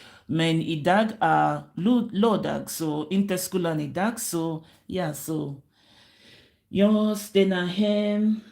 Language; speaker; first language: Swedish; non-native, learner; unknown